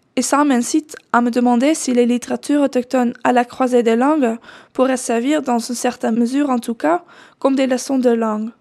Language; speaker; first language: French; non-native, fluent; Dutch